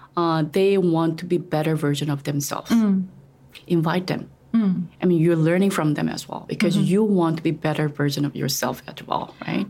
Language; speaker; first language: English; non-native, fluent; Korean